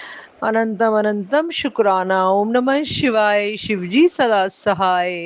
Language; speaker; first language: Hindi; native; Hindi